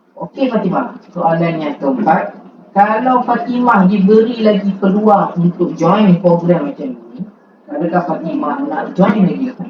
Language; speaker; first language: Malay; native; Malay